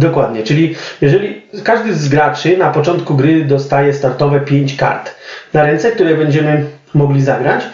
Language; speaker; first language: Polish; native; Polish